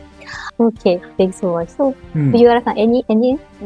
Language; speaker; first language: English; non-native, learner; Japanese